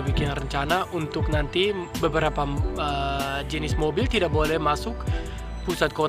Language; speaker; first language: Indonesian; non-native, fluent; German